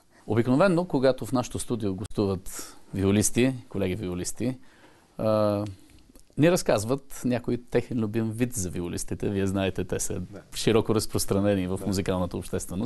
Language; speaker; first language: Bulgarian; native; Bulgarian